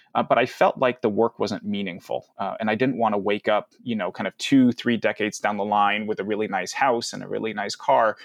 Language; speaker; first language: English; early bilingual, other home language; Cantonese